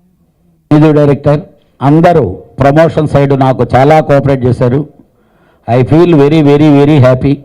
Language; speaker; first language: Telugu; native; Telugu